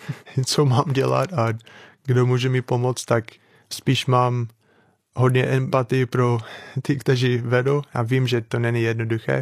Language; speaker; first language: Czech; non-native, fluent; English